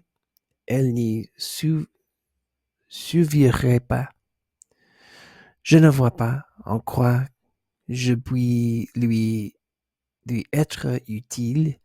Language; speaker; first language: French; non-native, learner; English